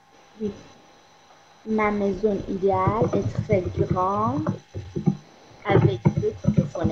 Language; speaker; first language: French; non-native, learner; Persian